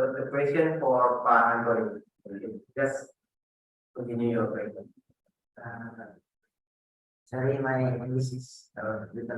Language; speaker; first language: English; non-native, fluent; Indonesian